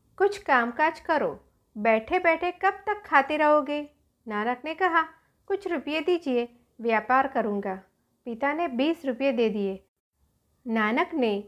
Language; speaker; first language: Hindi; non-native, local second language; Gujarati